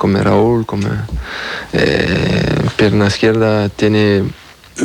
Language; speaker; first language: Spanish; non-native, learner; French